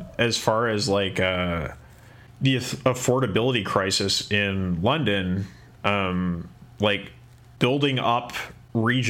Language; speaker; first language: English; native; English